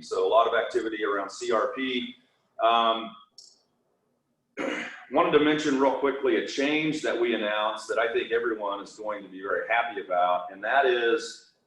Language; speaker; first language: English; native; English